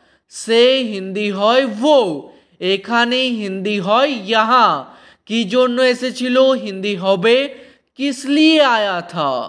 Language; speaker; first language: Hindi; non-native, fluent; Bangla